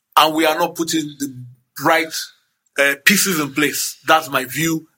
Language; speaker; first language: English; non-native, local second language; Yoruba